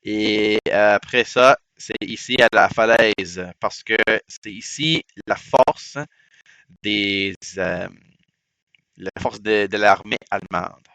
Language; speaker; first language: French; non-native, local second language; English